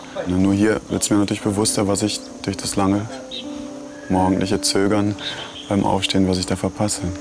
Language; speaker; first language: German; native; German